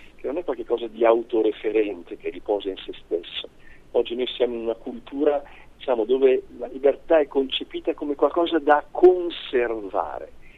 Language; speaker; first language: Italian; native; Italian